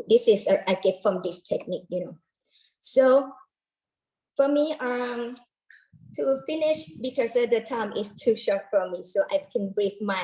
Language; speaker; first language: English; non-native, learner; Thai